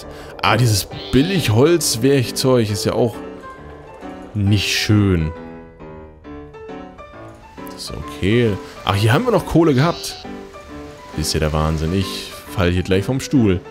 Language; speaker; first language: German; native; German